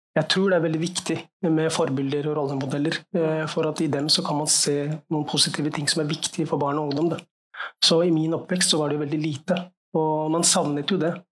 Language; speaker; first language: Norwegian; early bilingual, other home language; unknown